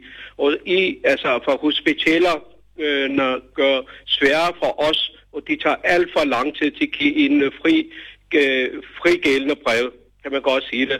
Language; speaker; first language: Danish; non-native, learner; Urdu